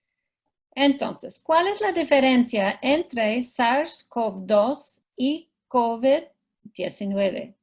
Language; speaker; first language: Spanish; non-native, fluent; English